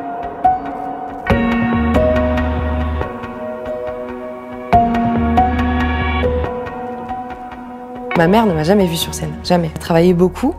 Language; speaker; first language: French; native; French